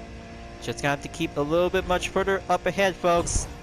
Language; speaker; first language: English; non-native, fluent; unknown